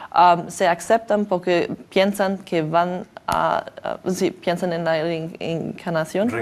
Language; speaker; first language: Spanish; non-native, learner; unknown